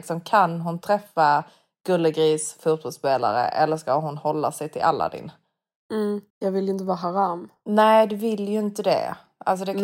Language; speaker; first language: Swedish; native; Swedish